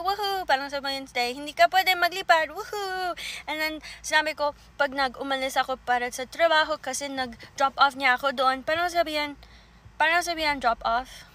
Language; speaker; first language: Filipino; early bilingual, heritage; English